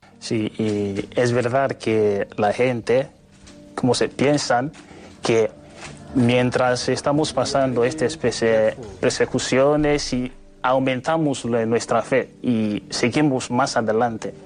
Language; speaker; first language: Spanish; non-native, learner; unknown